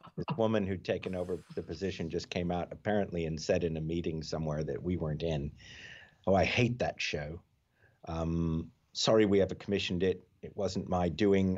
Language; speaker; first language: English; native; English